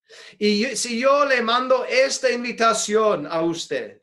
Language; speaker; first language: Spanish; non-native, fluent; English